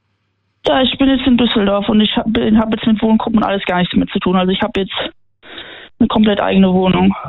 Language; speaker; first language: German; native; German